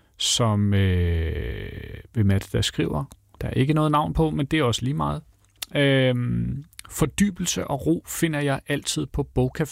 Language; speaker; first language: Danish; native; Danish